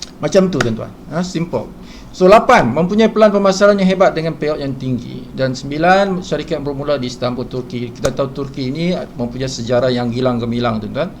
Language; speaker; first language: Malay; native; Malay